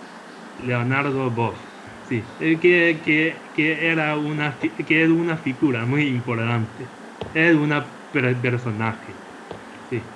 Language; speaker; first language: Spanish; non-native, fluent; Chinese